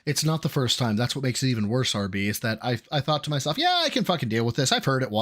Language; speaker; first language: English; native; English